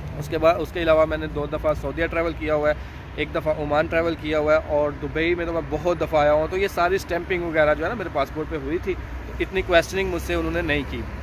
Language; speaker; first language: Urdu; non-native, local second language; Punjabi